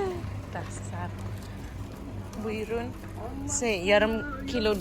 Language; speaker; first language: Turkish; non-native, learner; Indonesian